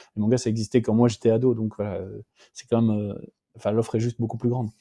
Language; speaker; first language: French; native; French